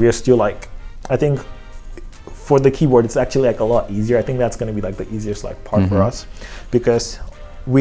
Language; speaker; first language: English; non-native, local second language; Yoruba